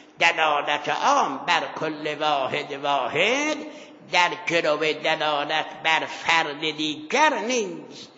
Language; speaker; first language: Persian; non-native, local second language; Azerbaijani